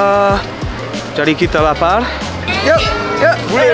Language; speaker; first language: Indonesian; non-native, learner; English